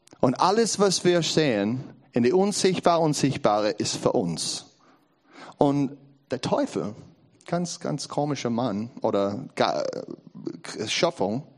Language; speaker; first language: German; non-native, learner; English